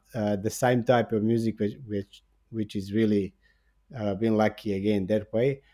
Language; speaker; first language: English; non-native, fluent; Bosnian